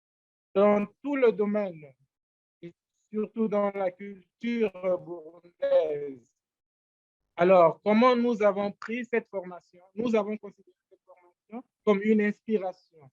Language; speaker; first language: French; non-native, local second language; Rundi